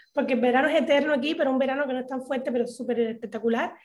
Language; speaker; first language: Spanish; native; Spanish